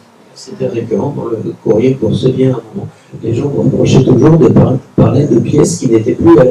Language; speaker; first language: French; native; French